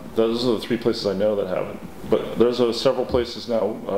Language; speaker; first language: English; native; English